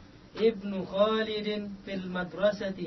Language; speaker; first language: Arabic; non-native, learner; Indonesian